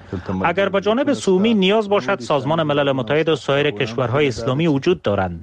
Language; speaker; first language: Persian; native; Persian